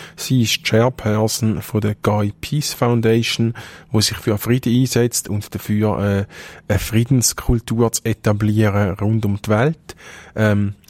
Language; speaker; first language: German; native; German